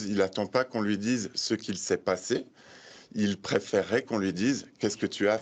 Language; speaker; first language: French; native; French